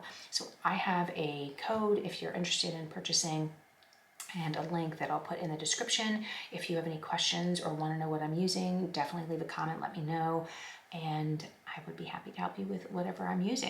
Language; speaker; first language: English; native; English